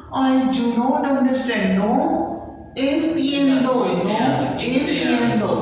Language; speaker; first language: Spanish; non-native, learner; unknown